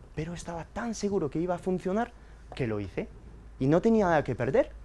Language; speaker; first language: Spanish; early bilingual, heritage; French